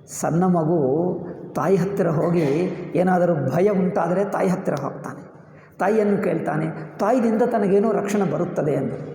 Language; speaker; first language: Kannada; native; Kannada